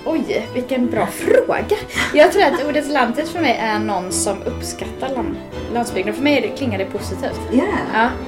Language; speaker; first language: Swedish; native; Swedish